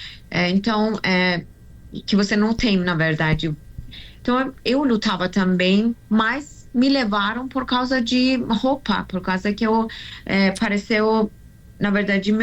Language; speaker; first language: Portuguese; non-native, learner; Persian